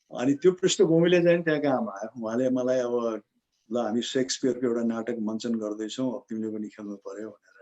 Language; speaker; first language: Nepali; native; Nepali